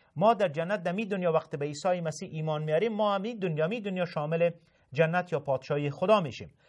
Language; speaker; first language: Persian; native; Persian